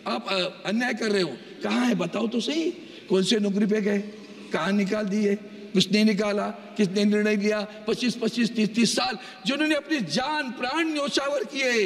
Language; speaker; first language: Hindi; non-native, local second language; Marathi